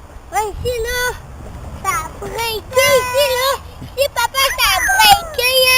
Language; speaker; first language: French; native; French